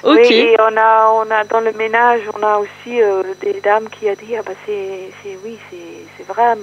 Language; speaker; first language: French; non-native, fluent; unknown